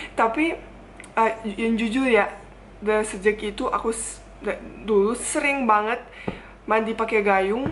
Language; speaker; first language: Indonesian; non-native, fluent; Bosnian